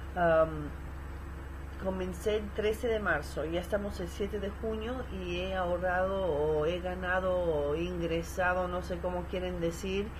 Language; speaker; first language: Spanish; early bilingual, heritage; Spanish